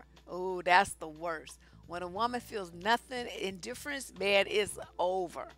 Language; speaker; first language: English; native; English